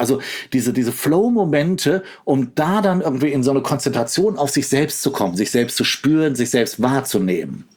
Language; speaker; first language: German; native; German